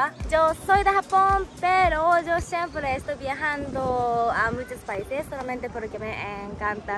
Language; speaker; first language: Spanish; non-native, learner; Japanese